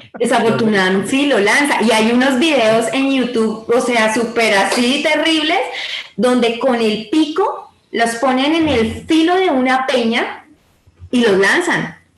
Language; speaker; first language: Spanish; native; Spanish